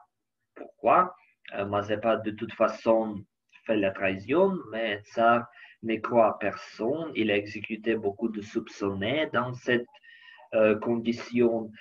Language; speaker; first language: French; non-native, learner; Ukrainian